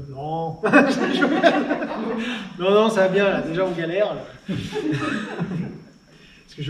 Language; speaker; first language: French; native; French